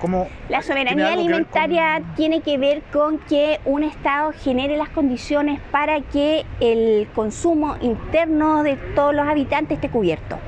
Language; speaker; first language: Spanish; native; Spanish